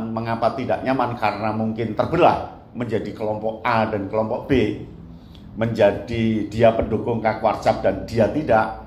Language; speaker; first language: Indonesian; native; Indonesian